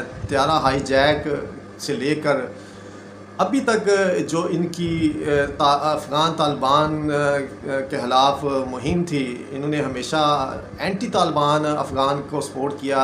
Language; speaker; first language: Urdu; non-native, local second language; Punjabi